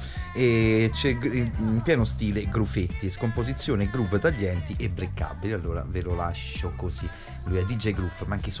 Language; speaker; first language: Italian; native; Italian